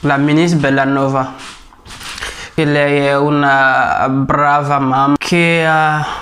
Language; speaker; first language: Italian; non-native, fluent; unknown